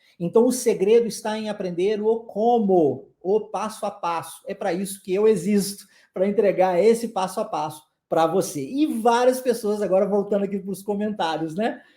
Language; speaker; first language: Portuguese; native; Portuguese